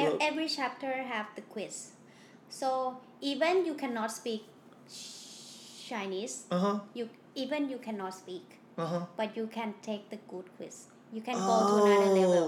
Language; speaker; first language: English; non-native, learner; Thai